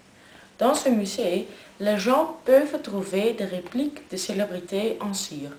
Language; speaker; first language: French; non-native, learner; Dutch